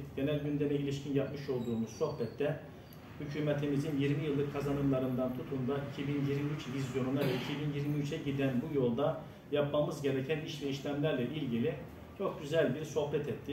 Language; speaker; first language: Turkish; native; Turkish